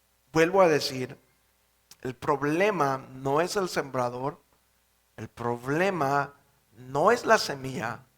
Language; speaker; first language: Spanish; native; Spanish